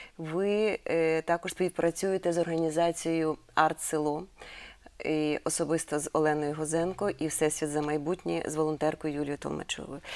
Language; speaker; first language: Ukrainian; native; Ukrainian